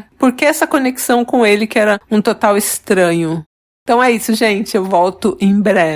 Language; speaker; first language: Portuguese; native; Portuguese